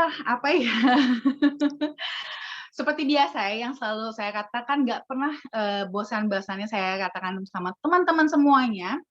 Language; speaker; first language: Indonesian; native; Indonesian